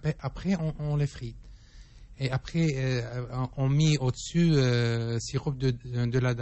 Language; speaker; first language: French; non-native, learner; Arabic